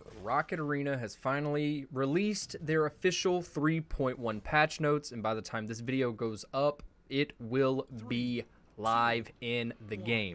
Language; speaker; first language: English; native; English